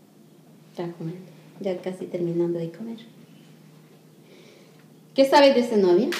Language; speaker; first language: Spanish; native; Spanish